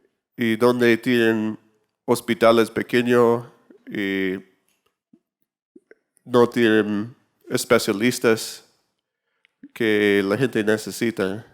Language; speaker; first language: Spanish; non-native, learner; English